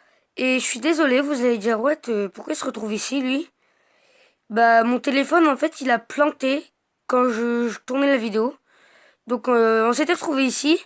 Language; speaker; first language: French; native; French